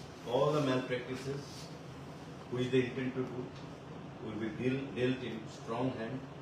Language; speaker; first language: English; non-native, local second language; Bangla